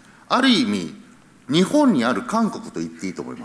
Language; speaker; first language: Japanese; early bilingual, heritage; Japanese